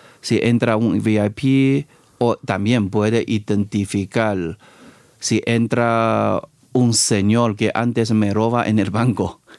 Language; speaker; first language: Spanish; non-native, fluent; Chinese